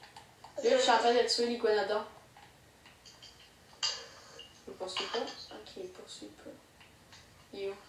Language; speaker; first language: French; native; French